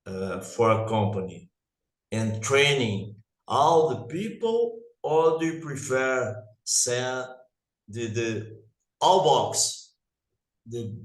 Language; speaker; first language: English; non-native, learner; Portuguese